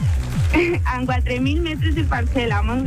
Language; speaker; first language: Catalan; non-native, local second language; Spanish